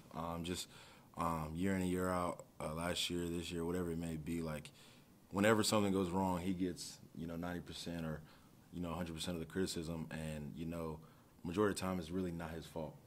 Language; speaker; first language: English; native; English